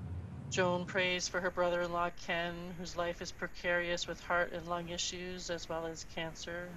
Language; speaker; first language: English; native; English